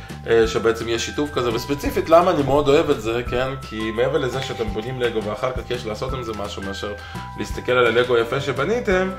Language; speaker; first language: Hebrew; native; Hebrew